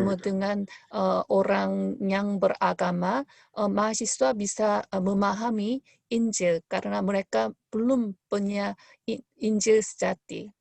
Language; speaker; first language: Indonesian; non-native, fluent; Korean